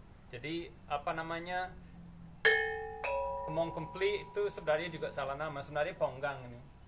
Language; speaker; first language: Indonesian; non-native, fluent; English